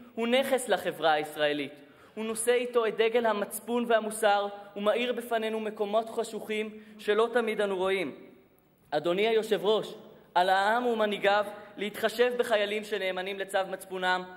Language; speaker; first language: Hebrew; native; Hebrew